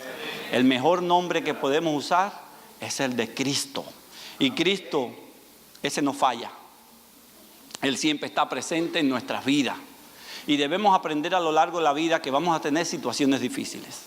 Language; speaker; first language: Spanish; native; Spanish